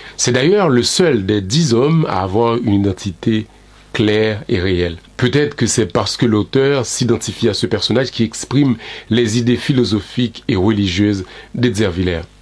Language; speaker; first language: French; non-native, local second language; Haitian Creole